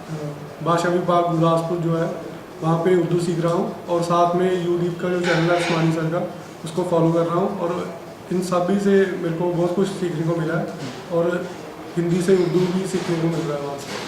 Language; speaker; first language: Hindi; non-native, local second language; Punjabi